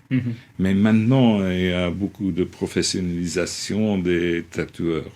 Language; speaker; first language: French; non-native, fluent; English